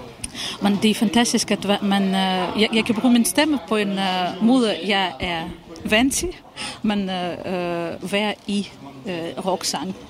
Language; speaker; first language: Danish; non-native, fluent; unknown